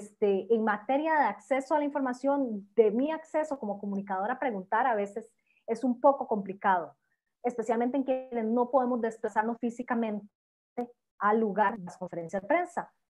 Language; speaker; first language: Spanish; native; Spanish